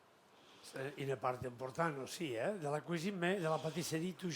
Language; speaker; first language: French; non-native, learner; Catalan